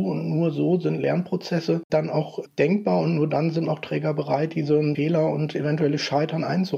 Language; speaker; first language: German; native; German